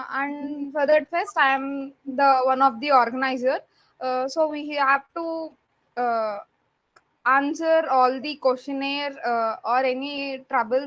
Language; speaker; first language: English; non-native, learner; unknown